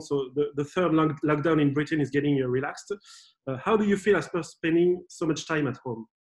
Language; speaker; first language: English; non-native, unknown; French